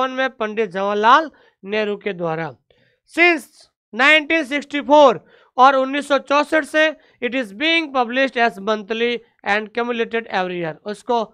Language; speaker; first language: Hindi; native; Hindi